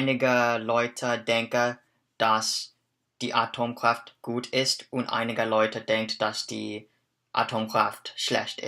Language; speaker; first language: German; non-native, learner; English